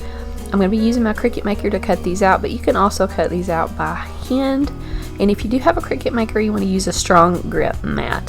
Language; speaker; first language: English; native; English